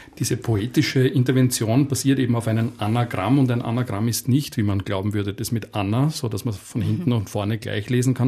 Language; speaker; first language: German; native; German